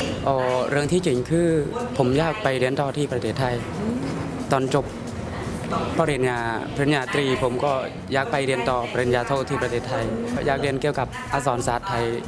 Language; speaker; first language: Thai; non-native, learner; Khmer